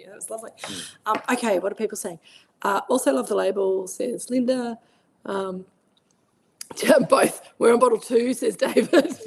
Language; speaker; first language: English; native; English